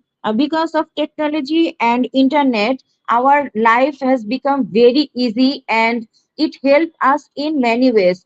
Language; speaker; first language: English; non-native, learner; Bangla